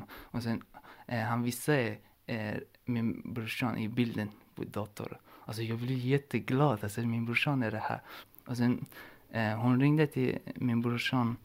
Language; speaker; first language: Swedish; non-native, learner; Persian